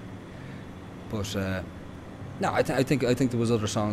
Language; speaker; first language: English; native; English